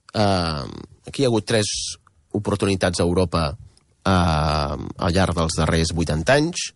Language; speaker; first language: Catalan; native; Catalan